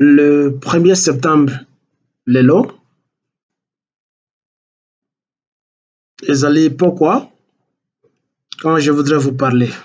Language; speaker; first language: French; non-native, local second language; Lingala